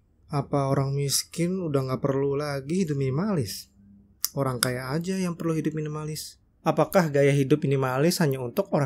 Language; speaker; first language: Indonesian; native; Indonesian